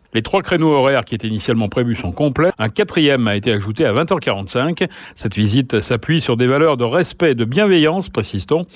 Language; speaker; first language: French; native; French